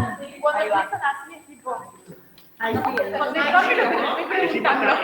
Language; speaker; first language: Spanish; native; Spanish